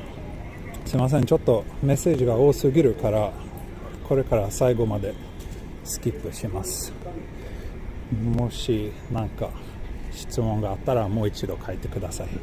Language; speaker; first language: Japanese; non-native, learner; Swedish